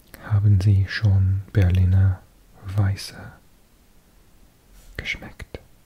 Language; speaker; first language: German; non-native, learner; Welsh